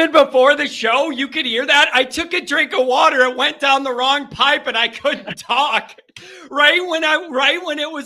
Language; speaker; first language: English; native; English